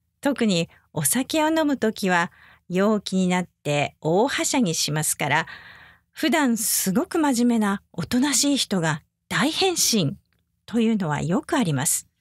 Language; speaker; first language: Japanese; native; Japanese